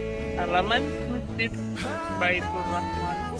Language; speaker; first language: Indonesian; native; Indonesian